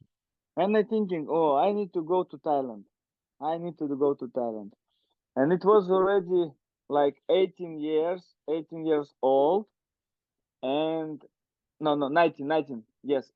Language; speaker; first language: English; non-native, learner; Russian